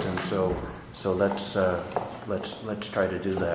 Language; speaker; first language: English; native; English